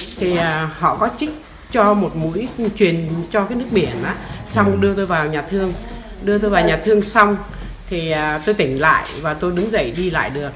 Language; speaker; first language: Vietnamese; non-native, local second language; Tày